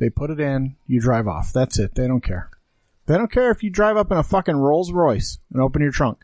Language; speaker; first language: English; native; English